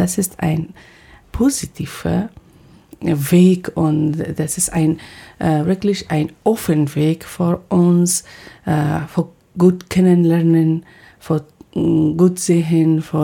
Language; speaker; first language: German; non-native, learner; Persian